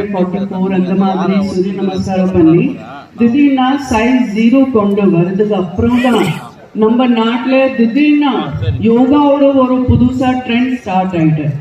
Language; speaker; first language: Tamil; non-native, local second language; Gujarati